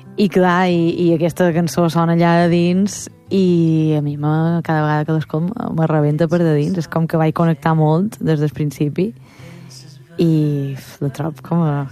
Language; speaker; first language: Catalan; native; Catalan